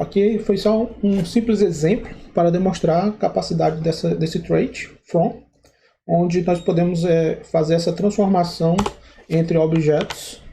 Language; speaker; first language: Portuguese; native; Portuguese